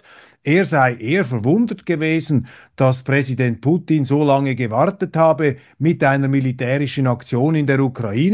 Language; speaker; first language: German; native; German